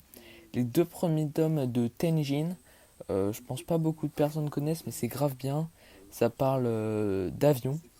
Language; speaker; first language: French; native; French